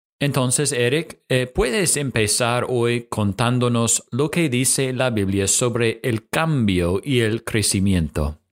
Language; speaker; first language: Spanish; non-native, fluent; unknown